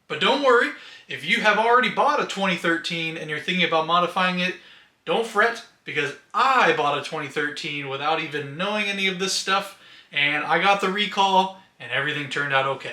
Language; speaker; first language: English; native; English